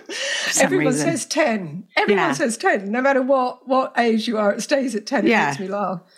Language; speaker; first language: English; native; English